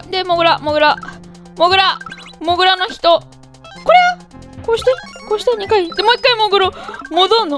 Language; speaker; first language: Japanese; native; Japanese